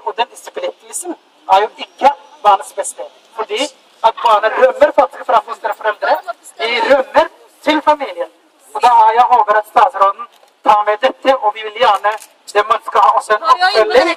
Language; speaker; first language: Norwegian; non-native, fluent; Somali